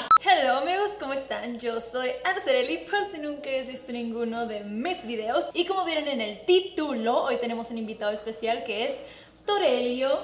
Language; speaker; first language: Spanish; native; Spanish